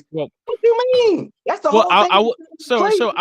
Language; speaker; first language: English; native; English